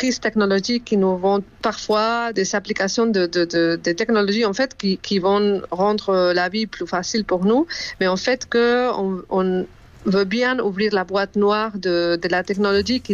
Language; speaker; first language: French; non-native, fluent; Spanish